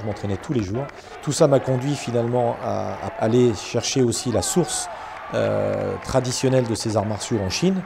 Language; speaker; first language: French; native; French